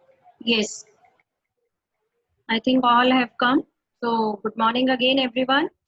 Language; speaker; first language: English; non-native, local second language; Hindi